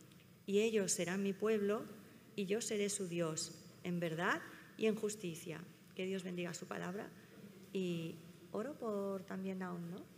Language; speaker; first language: Spanish; native; Spanish